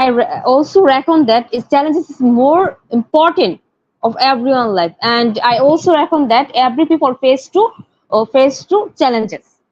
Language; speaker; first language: English; non-native, learner; Bangla